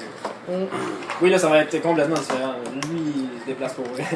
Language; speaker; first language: French; native; French